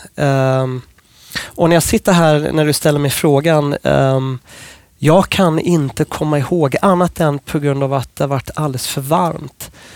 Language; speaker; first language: Swedish; non-native, fluent; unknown